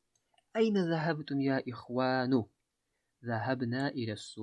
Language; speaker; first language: Arabic; non-native, fluent; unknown